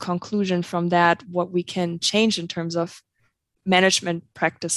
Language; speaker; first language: English; non-native, fluent; German